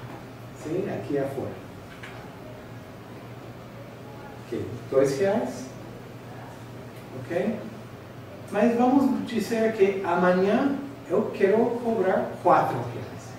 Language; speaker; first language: Portuguese; non-native, fluent; English